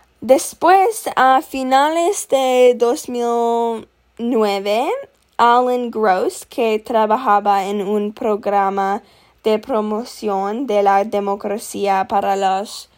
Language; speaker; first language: Spanish; non-native, learner; English